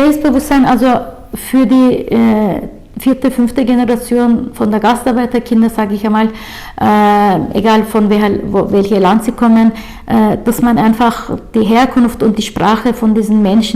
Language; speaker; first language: German; early bilingual, other home language; Turkish